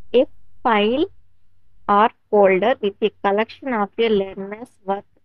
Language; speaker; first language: English; non-native, local second language; Telugu